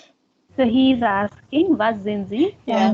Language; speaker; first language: German; non-native, learner; Hindi